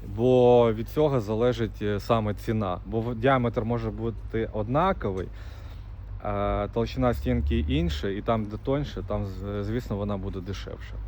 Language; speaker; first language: Ukrainian; non-native, local second language; Russian